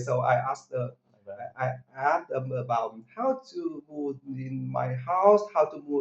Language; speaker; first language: English; non-native, learner; Vietnamese